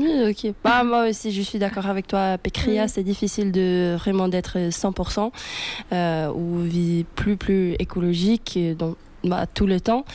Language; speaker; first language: French; non-native, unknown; Swedish